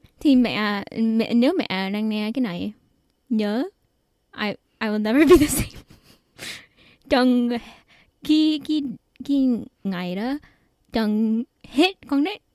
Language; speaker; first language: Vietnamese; early bilingual, heritage; Vietnamese